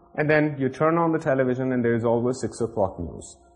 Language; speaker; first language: English; non-native, local second language; Urdu